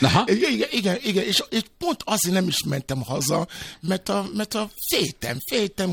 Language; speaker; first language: Hungarian; non-native, fluent; Yoruba